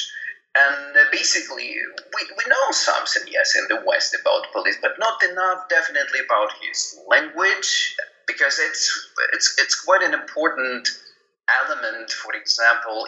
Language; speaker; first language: English; non-native, fluent; Ukrainian